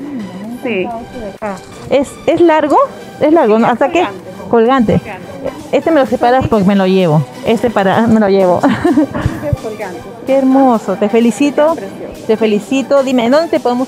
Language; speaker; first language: Spanish; native; Spanish